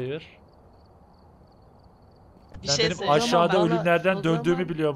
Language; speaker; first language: Turkish; native; Turkish